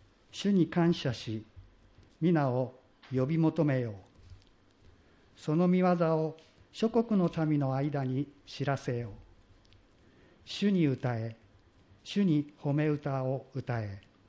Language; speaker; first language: Japanese; native; Japanese